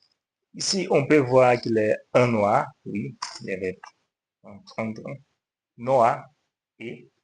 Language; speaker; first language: French; non-native, learner; Portuguese